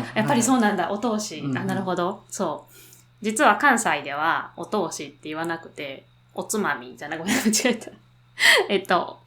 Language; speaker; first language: Japanese; native; Japanese